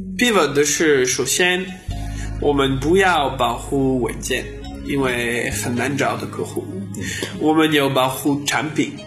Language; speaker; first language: Chinese; non-native, learner; French